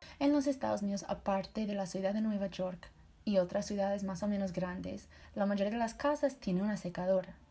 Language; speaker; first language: Spanish; non-native, fluent; English